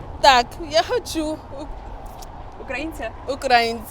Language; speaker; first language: Ukrainian; non-native, learner; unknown